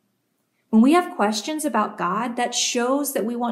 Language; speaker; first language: English; native; English